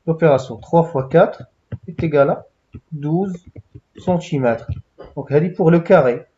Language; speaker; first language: French; non-native, local second language; Arabic